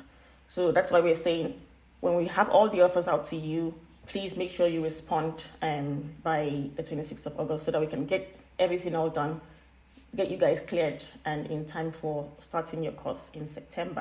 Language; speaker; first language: English; non-native, local second language; Yoruba